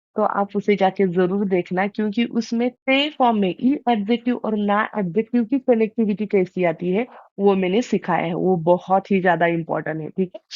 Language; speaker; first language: Hindi; non-native, local second language; Marathi